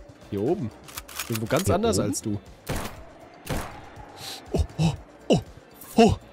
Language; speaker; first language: German; native; German